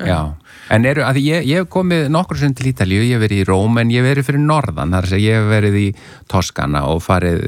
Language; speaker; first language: Icelandic; native; Icelandic